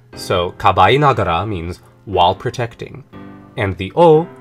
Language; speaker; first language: English; native; English